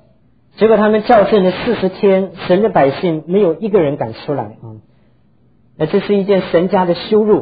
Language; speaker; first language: Chinese; native; Chinese